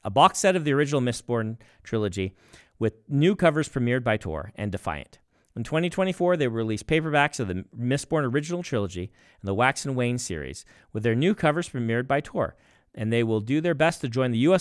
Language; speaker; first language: English; native; English